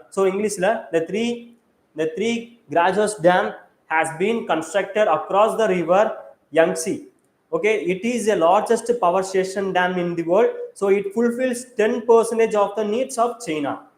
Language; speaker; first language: English; non-native, local second language; Tamil